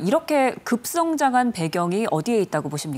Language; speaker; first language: Korean; native; Korean